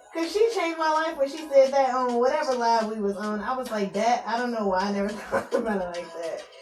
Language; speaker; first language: English; native; English